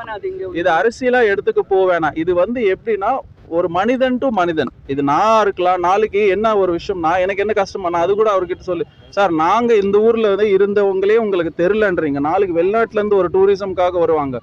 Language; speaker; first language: Tamil; native; Tamil